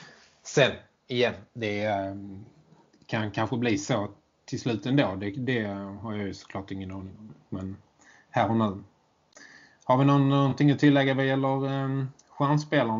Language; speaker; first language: Swedish; native; Swedish